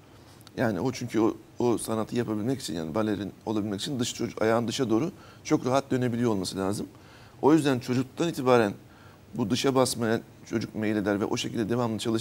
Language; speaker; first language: Turkish; native; Turkish